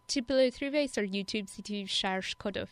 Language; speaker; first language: French; non-native, fluent; English